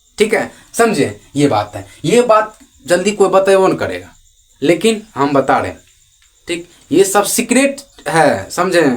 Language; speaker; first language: Hindi; native; Hindi